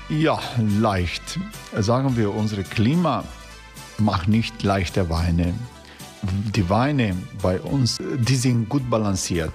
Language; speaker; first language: German; non-native, learner; Croatian